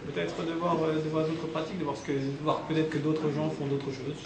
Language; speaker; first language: French; native; French